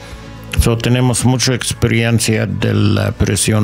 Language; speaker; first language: Spanish; non-native, learner; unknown